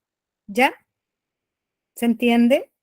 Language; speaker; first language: Spanish; native; Spanish